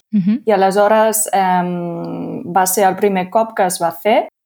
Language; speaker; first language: Catalan; non-native, fluent; German